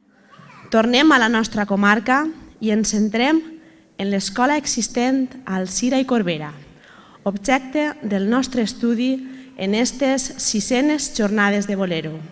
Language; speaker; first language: Catalan; native; Catalan